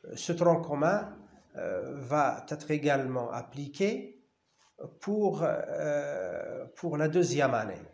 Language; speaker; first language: French; non-native, local second language; Arabic